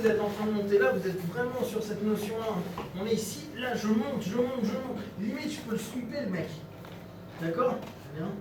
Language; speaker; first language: French; native; French